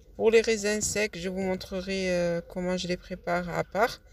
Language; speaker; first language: French; non-native, local second language; Arabic